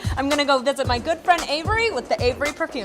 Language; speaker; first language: English; native; English